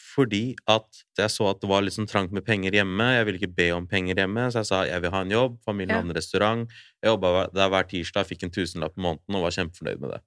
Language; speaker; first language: Norwegian; early bilingual, other home language; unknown